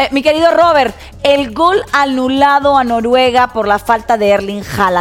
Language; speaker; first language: Spanish; native; Spanish